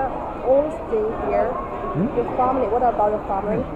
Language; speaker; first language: English; non-native, learner; Chinese